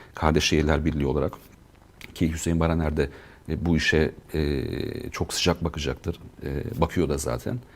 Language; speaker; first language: Turkish; native; Turkish